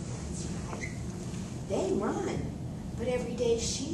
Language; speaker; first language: English; native; English